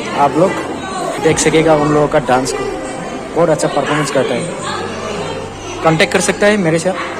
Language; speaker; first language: Hindi; non-native, local second language; Bodo